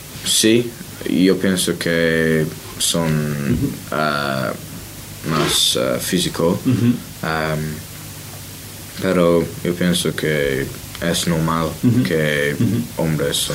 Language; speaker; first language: Spanish; non-native, learner; English